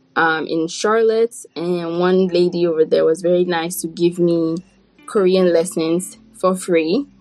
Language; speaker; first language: English; non-native, fluent; French